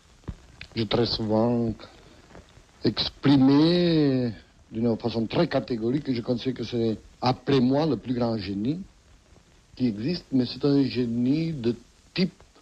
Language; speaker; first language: French; non-native, fluent; Catalan